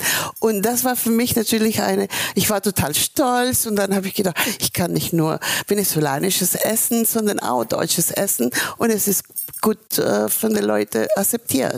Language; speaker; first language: German; non-native, fluent; Spanish